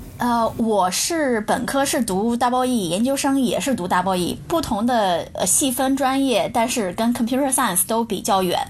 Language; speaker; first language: Chinese; native; Chinese